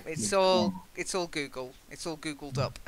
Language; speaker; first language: English; native; English